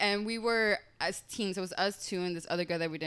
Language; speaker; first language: English; early bilingual, other home language; Spanish